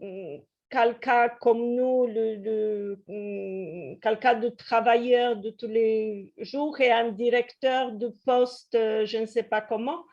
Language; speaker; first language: French; non-native, fluent; Polish